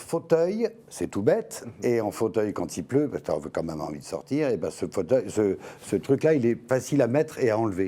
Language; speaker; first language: French; native; French